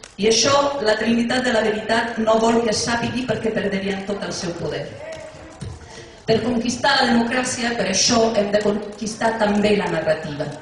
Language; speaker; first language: Catalan; non-native, fluent; Italian